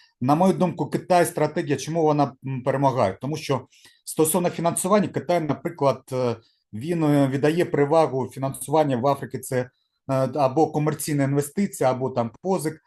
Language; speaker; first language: Ukrainian; non-native, local second language; Russian